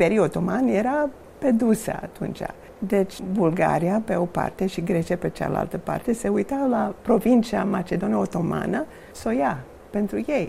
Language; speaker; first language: Romanian; non-native, fluent; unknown